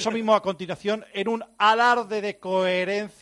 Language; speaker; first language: Spanish; native; Spanish